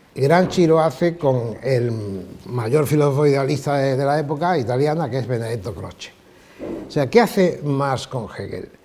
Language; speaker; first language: Spanish; native; Spanish